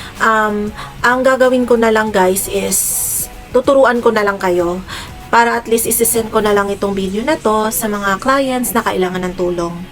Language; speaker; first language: Filipino; native; Filipino